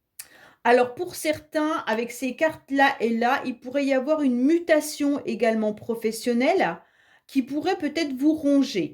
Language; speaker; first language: French; native; French